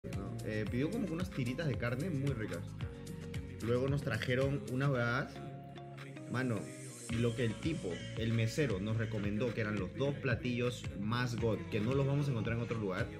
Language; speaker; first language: Spanish; native; Spanish